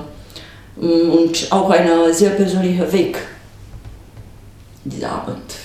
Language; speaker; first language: German; non-native, fluent; Romanian